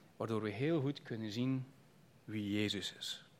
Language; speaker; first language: Dutch; native; Dutch